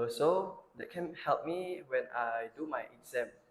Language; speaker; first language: English; non-native, learner; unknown